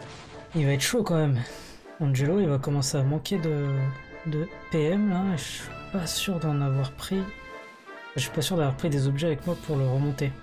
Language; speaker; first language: French; native; French